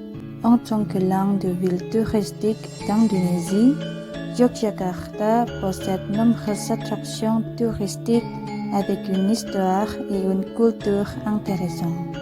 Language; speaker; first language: French; non-native, learner; Indonesian